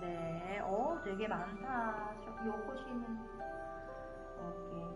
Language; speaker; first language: Korean; non-native, fluent; Indonesian